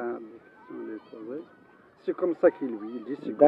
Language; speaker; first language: French; non-native, local second language; Arabic